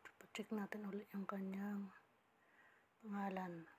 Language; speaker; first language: Filipino; native; Filipino